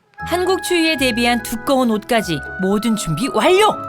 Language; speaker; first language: Korean; native; Korean